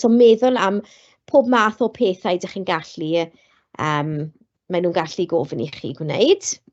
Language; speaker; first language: Welsh; non-native, local second language; English